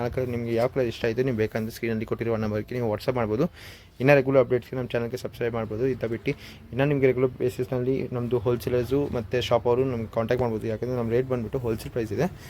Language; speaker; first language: Kannada; non-native, local second language; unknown